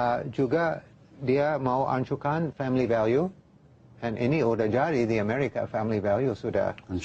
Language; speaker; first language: Indonesian; non-native, learner; English